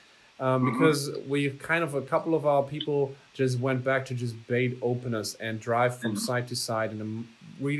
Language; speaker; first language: English; non-native, fluent; German